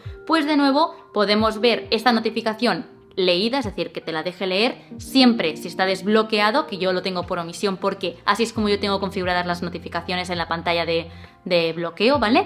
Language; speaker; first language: Spanish; native; Spanish